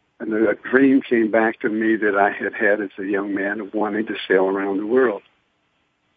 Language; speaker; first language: English; native; English